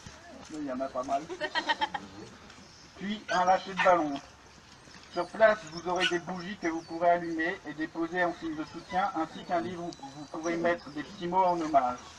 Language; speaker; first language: French; native; French